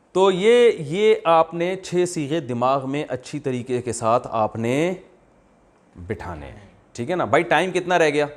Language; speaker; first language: Urdu; native; Urdu